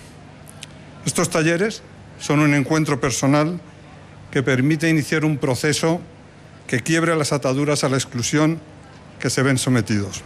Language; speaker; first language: Spanish; native; Spanish